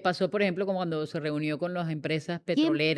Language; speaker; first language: Spanish; native; Spanish